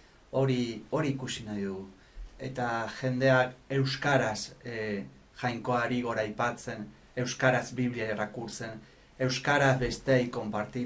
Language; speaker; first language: Basque; non-native, fluent; Spanish